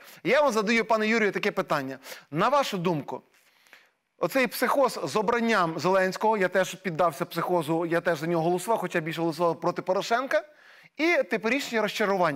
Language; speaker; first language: Ukrainian; native; Ukrainian